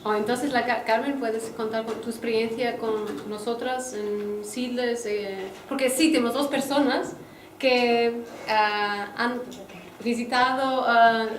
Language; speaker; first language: Spanish; non-native, fluent; Portuguese